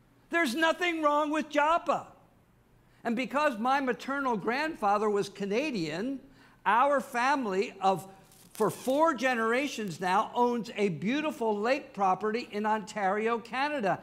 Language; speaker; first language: English; native; English